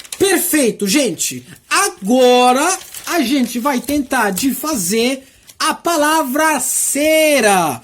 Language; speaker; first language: Portuguese; non-native, fluent; Italian